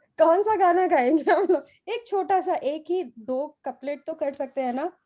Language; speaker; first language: Hindi; native; Hindi